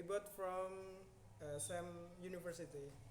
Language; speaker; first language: English; non-native, learner; Indonesian